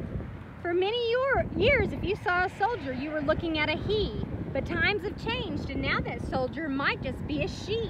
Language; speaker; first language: English; native; English